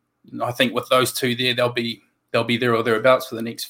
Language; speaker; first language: English; native; English